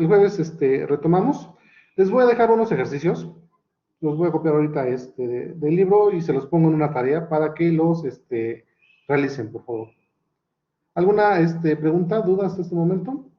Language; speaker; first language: Spanish; native; Spanish